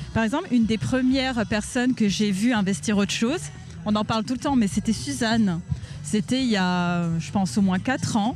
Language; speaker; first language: French; native; French